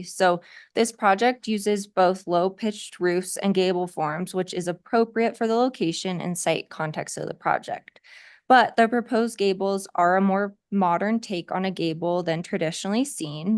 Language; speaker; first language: English; native; English